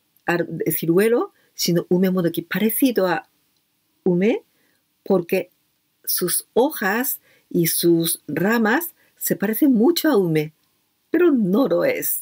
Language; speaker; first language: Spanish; non-native, fluent; Japanese